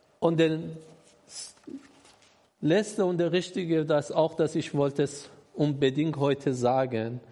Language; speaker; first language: German; non-native, learner; Persian